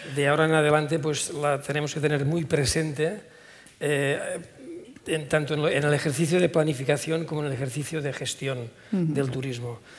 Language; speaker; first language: Spanish; non-native, local second language; Catalan